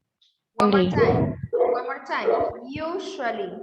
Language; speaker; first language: English; non-native, fluent; Spanish